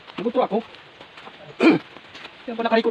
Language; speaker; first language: Filipino; non-native, local second language; Bikol